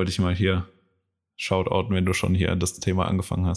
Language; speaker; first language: German; native; German